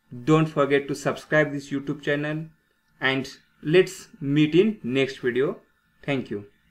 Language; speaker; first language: English; non-native, local second language; Marathi